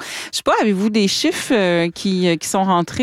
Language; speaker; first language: French; native; French